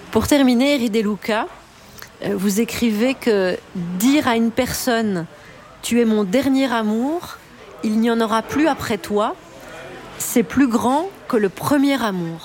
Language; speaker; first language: French; native; French